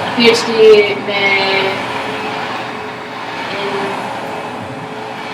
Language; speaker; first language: Hindi; non-native, learner; English